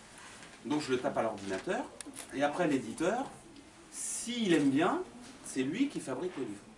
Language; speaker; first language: French; native; French